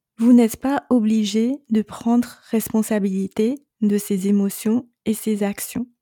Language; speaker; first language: French; non-native, fluent; Chinese